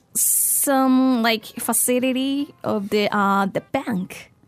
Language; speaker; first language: English; non-native, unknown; Japanese